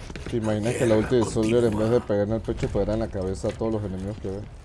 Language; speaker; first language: Spanish; native; Spanish